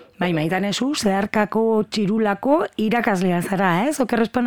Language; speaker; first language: Basque; native; Basque